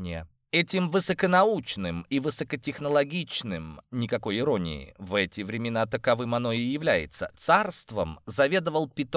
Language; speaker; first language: Russian; native; Russian